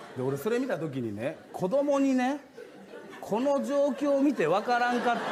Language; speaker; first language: Japanese; native; Japanese